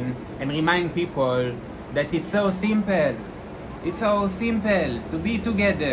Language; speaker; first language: English; non-native, fluent; Hebrew